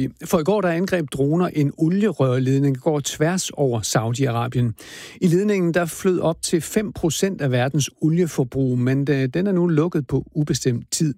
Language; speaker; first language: Danish; native; Danish